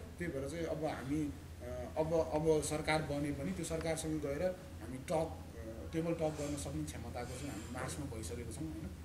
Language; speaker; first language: Nepali; native; Nepali